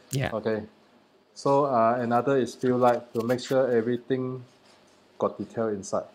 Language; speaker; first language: English; non-native, learner; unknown